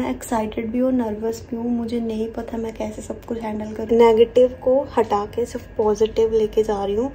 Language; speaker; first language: Hindi; non-native, local second language; Punjabi